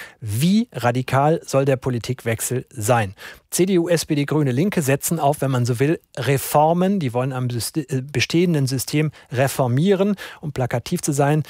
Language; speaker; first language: German; native; German